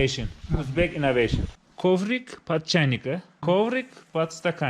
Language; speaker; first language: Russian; non-native, learner; Uzbek